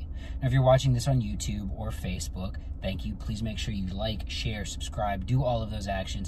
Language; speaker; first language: English; native; English